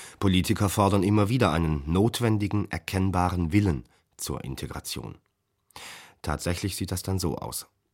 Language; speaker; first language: German; native; German